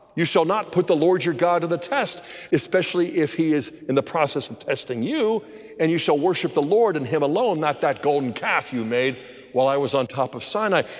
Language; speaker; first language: English; native; English